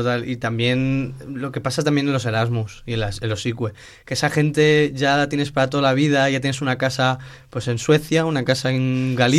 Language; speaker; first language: Spanish; native; Spanish